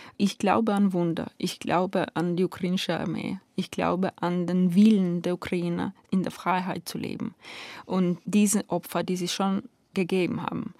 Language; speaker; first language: German; non-native, fluent; Ukrainian